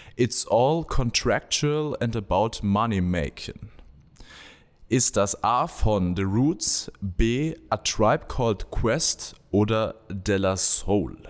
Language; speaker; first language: German; native; German